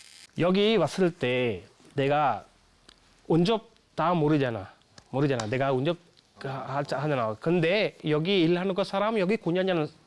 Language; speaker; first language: Korean; non-native, learner; Sinhala